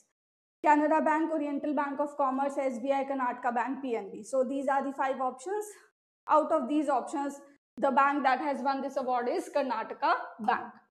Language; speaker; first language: English; non-native, local second language; Hindi